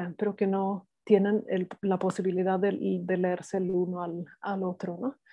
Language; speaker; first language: Spanish; non-native, fluent; Swedish